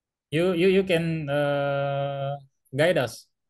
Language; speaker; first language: English; non-native, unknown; Indonesian